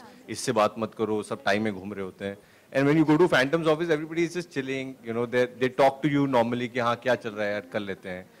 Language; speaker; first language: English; non-native, local second language; Hindi